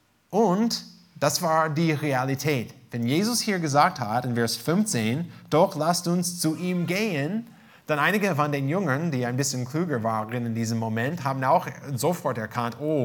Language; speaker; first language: German; non-native, fluent; English